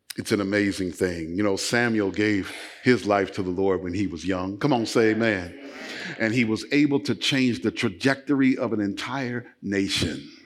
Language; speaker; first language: English; native; English